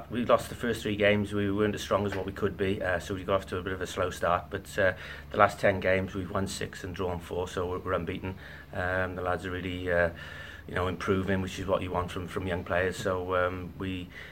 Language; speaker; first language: English; native; English